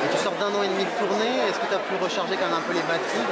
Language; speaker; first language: French; native; French